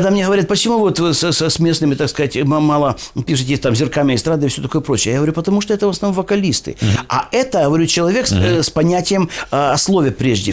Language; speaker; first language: Russian; native; Russian